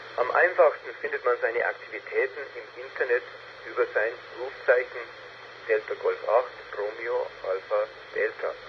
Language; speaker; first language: German; native; German